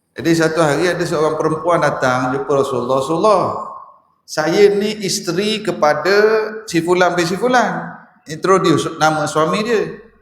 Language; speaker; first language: Malay; native; Malay